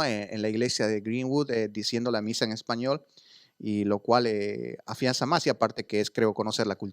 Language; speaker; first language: Spanish; early bilingual, other home language; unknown